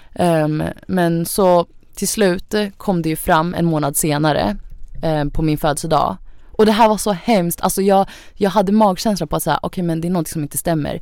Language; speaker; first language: Swedish; early bilingual, other home language; Thai